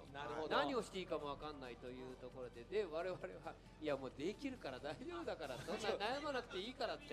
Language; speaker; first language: Japanese; native; Japanese